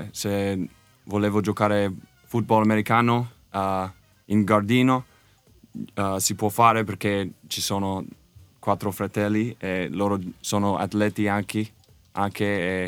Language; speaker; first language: Italian; non-native, learner; English